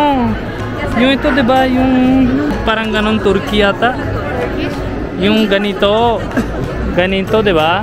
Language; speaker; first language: Filipino; non-native, learner; Hindi